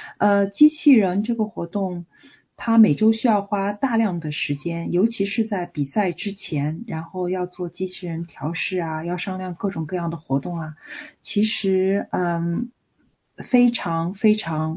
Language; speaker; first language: Chinese; native; Chinese